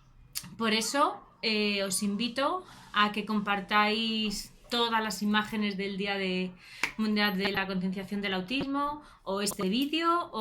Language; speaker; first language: Spanish; native; Spanish